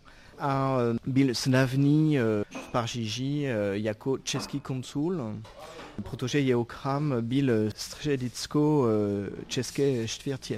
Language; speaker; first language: Czech; non-native, fluent; French